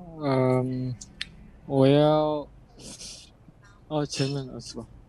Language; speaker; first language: Chinese; non-native, learner; Indonesian